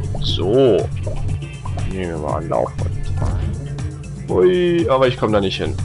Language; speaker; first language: German; native; German